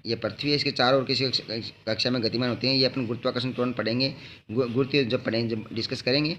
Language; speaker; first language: Hindi; native; Hindi